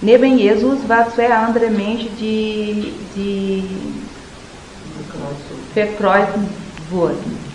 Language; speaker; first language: German; non-native, learner; Portuguese